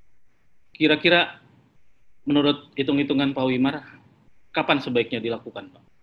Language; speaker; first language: Indonesian; native; Indonesian